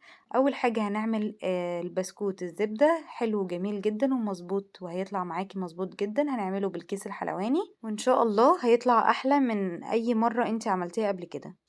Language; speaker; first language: Arabic; native; Arabic